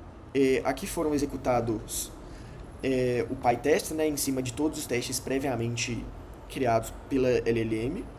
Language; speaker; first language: Portuguese; native; Portuguese